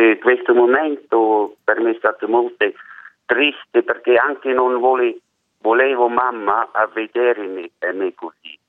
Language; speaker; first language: Italian; non-native, learner; German